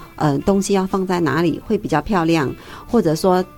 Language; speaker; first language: Chinese; native; Chinese